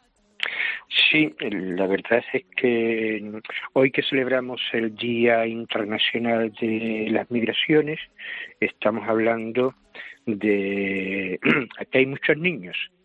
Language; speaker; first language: Spanish; native; Spanish